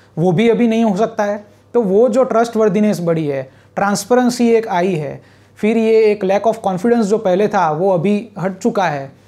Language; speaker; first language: Hindi; non-native, local second language; Gujarati